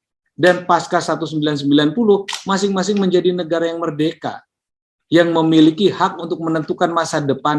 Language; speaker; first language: Indonesian; native; Indonesian